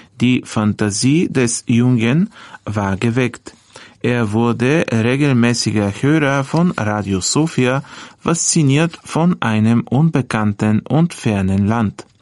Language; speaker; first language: German; non-native, fluent; Bulgarian